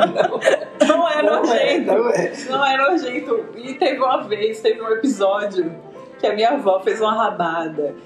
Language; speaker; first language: Portuguese; native; Portuguese